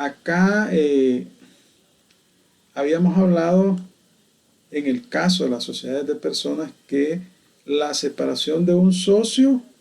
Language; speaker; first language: Spanish; native; Spanish